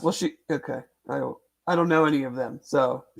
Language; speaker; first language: English; native; English